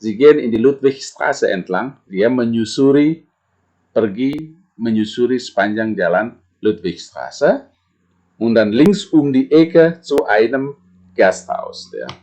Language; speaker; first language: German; non-native, fluent; Indonesian